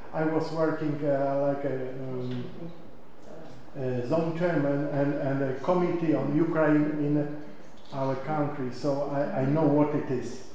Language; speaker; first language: English; non-native, learner; Polish